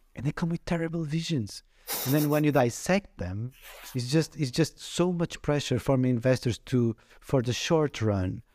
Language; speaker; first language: English; non-native, fluent; Portuguese